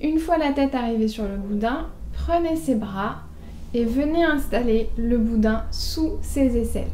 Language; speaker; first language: French; native; French